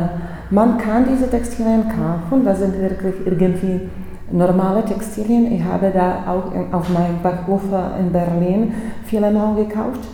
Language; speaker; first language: German; non-native, fluent; Czech